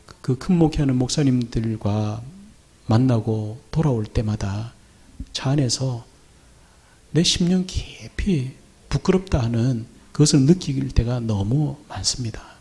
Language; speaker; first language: Korean; native; Korean